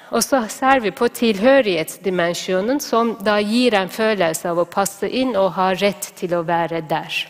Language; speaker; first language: Norwegian; non-native, fluent; Turkish